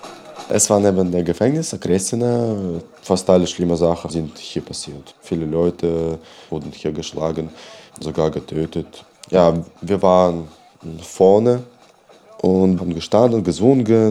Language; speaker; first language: German; non-native, learner; Belarusian